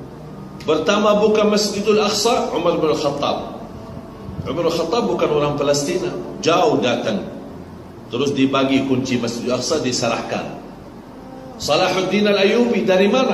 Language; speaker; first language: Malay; non-native, fluent; Arabic